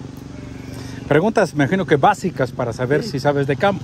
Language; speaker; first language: Spanish; native; Spanish